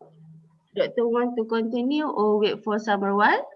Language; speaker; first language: English; non-native, local second language; Malay